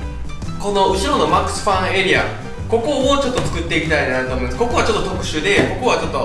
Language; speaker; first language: Japanese; native; Japanese